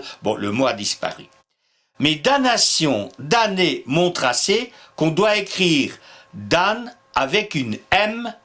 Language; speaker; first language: French; native; French